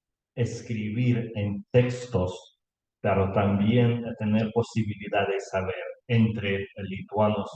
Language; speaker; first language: Spanish; non-native, learner; Lithuanian